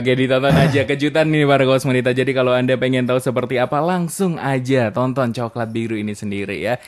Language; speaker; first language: Indonesian; native; Indonesian